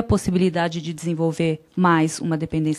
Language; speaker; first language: Portuguese; native; Portuguese